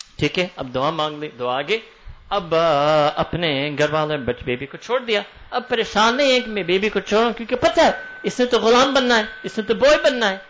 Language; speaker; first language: Urdu; native; Urdu